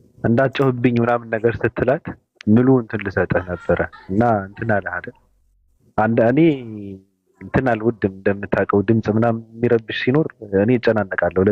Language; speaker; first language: Amharic; native; Amharic